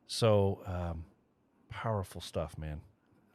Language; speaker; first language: English; native; English